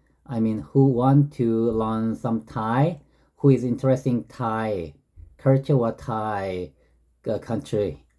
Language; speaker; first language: English; non-native, learner; Korean